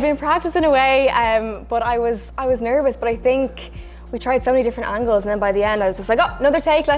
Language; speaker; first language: English; native; English